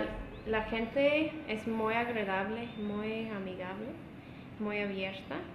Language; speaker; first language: Spanish; non-native, fluent; English